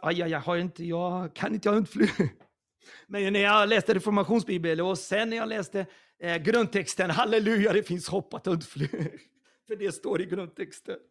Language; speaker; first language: Swedish; non-native, fluent; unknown